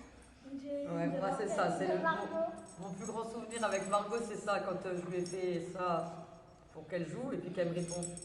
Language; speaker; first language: French; native; French